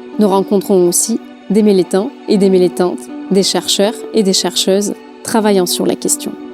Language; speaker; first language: French; non-native, fluent; Russian